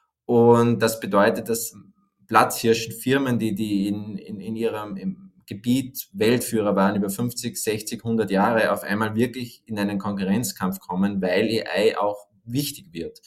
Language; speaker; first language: German; native; German